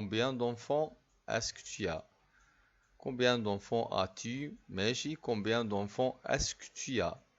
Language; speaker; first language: French; non-native, fluent; Arabic